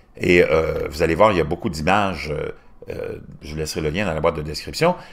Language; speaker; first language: French; native; French